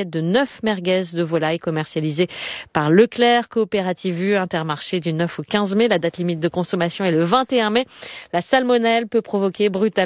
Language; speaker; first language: French; native; French